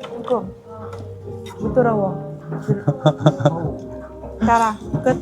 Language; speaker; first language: Korean; non-native, learner; Vietnamese